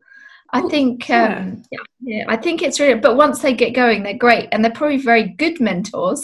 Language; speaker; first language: English; native; English